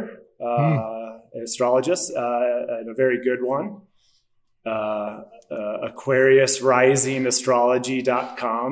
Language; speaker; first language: English; native; English